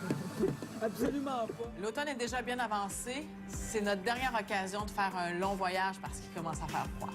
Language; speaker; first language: French; native; French